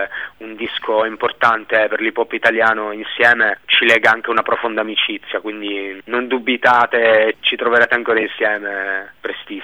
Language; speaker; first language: Italian; native; Italian